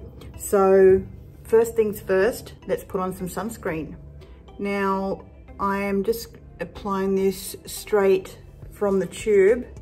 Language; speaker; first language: English; native; English